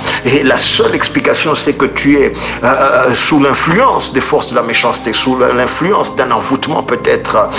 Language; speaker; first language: French; native; French